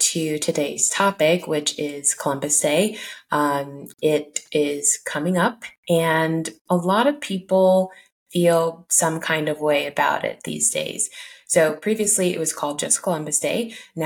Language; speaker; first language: English; early bilingual, other home language; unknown